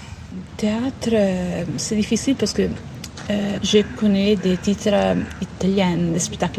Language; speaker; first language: French; non-native, learner; Italian